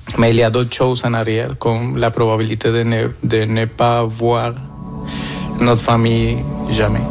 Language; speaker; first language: French; non-native, fluent; Spanish